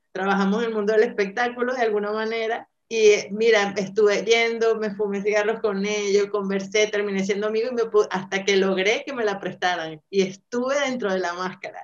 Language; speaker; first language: Spanish; native; Spanish